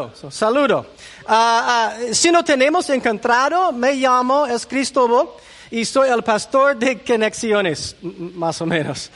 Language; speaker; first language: Spanish; non-native, learner; English